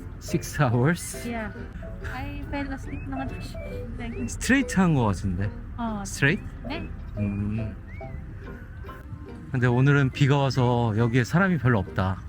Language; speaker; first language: Korean; native; Korean